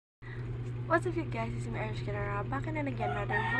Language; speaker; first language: English; non-native, learner; Filipino